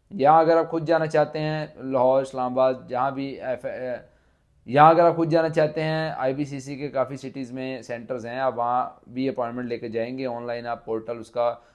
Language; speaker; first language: Urdu; non-native, local second language; Punjabi